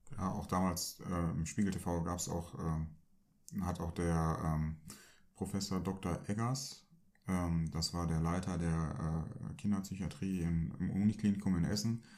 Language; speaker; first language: German; native; German